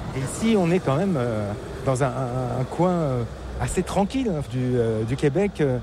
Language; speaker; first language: French; native; French